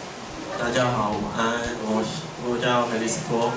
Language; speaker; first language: Chinese; non-native, learner; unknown